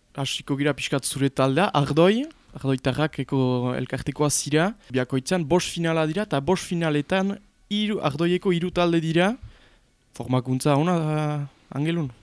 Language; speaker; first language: Basque; native; Basque